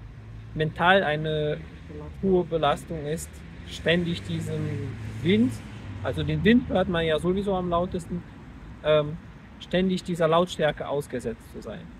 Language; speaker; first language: German; native; German